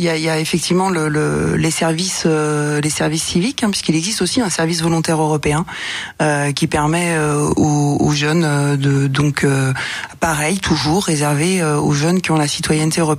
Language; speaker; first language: French; native; French